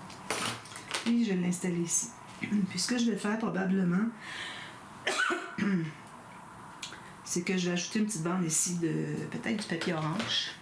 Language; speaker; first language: French; native; French